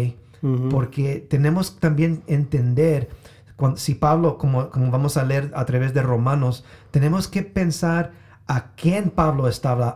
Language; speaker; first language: Spanish; early bilingual, heritage; Spanish